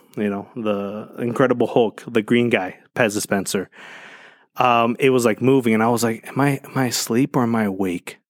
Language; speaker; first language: English; early bilingual, other home language; Spanish